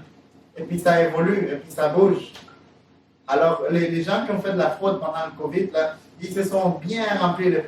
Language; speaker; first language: French; native; French